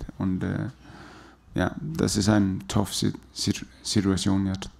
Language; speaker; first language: German; non-native, fluent; Danish